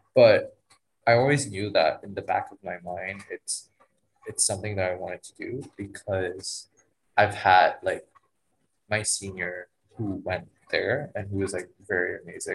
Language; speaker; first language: English; non-native, fluent; Vietnamese